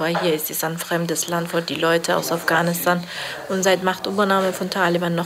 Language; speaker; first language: German; non-native, learner; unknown